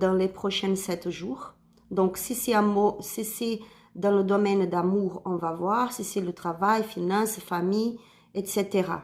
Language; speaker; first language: French; non-native, learner; Spanish